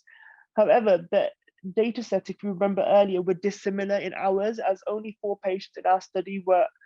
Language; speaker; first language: English; native; English